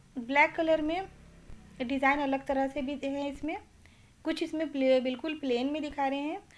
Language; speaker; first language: Hindi; native; Hindi